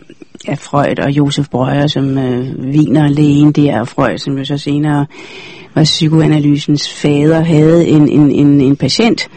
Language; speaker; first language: Danish; native; Danish